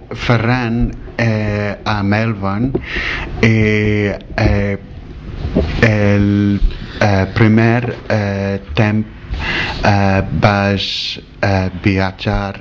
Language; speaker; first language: Catalan; non-native, learner; English